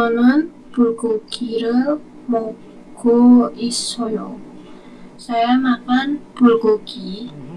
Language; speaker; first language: Korean; non-native, learner; Indonesian